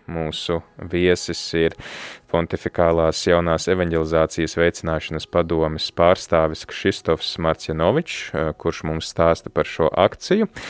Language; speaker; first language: Latvian; native; Latvian